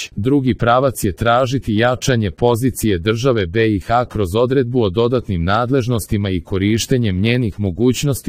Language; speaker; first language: Croatian; native; Croatian